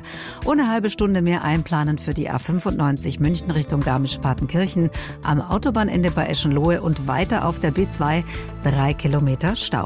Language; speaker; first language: German; native; German